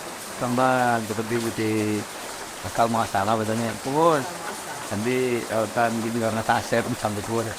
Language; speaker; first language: Indonesian; non-native, local second language; Sundanese